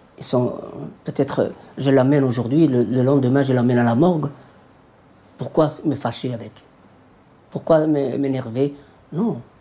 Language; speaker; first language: French; non-native, local second language; Somali